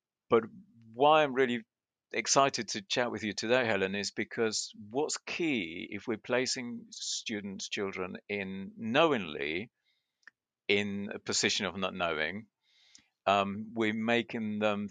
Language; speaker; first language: English; early bilingual, other home language; Spanish